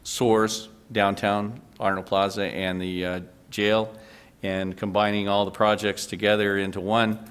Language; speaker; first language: English; native; English